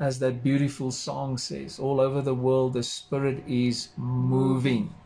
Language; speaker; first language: English; non-native, local second language; Afrikaans